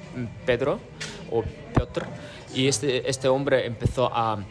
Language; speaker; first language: Spanish; non-native, fluent; Ukrainian